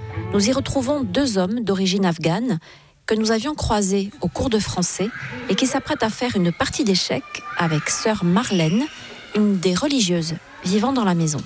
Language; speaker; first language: French; native; French